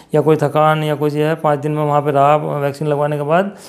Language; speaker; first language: Hindi; native; Hindi